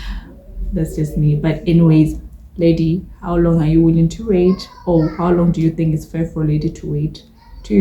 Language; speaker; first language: English; non-native, local second language; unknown